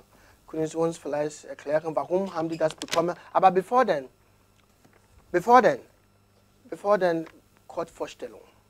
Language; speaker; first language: German; non-native, learner; Akan